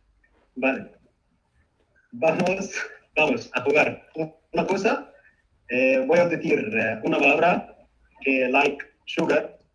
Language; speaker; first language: Spanish; non-native, fluent; Arabic